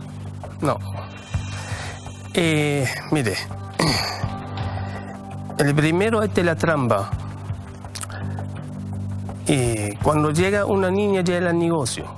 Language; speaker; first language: Spanish; non-native, learner; Arabic